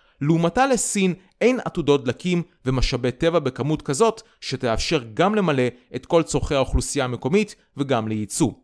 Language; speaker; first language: Hebrew; native; Hebrew